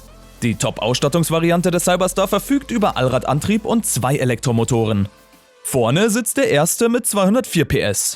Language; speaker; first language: German; native; German